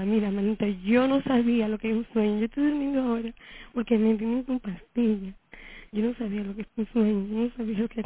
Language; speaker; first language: Spanish; native; Spanish